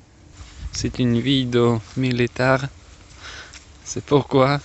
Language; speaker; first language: French; non-native, learner; Russian